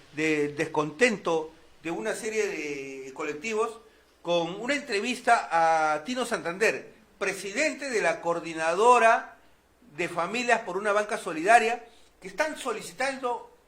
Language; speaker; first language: Spanish; native; Spanish